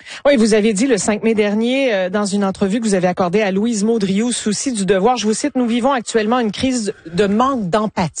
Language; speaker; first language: French; native; French